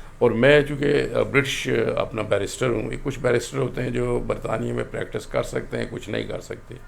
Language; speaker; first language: Urdu; non-native, local second language; Pahari-Potwari